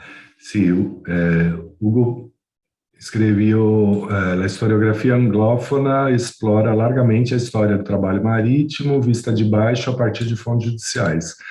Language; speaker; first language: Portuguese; non-native, fluent; Spanish